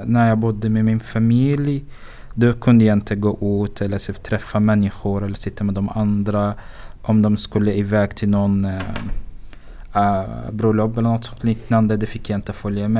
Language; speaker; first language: Swedish; non-native, fluent; Arabic